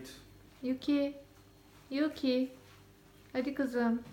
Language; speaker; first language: Turkish; native; Turkish